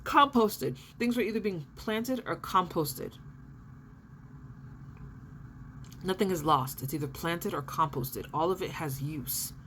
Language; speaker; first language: English; native; English